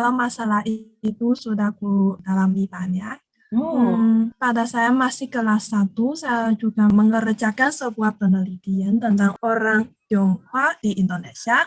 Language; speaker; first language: Indonesian; non-native, learner; Chinese